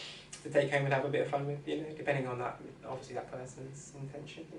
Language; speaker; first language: English; native; English